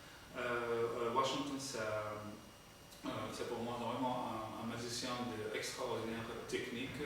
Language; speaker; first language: French; non-native, fluent; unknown